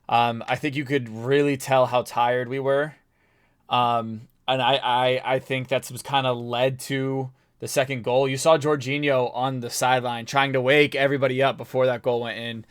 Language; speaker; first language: English; native; English